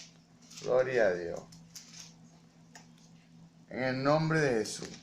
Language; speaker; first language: Spanish; native; Spanish